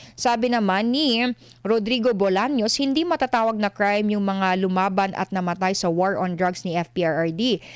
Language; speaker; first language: Filipino; non-native, local second language; Cebuano